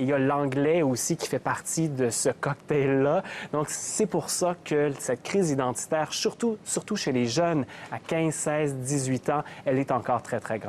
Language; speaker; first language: French; native; French